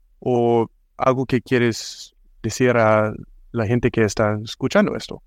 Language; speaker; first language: Spanish; non-native, fluent; English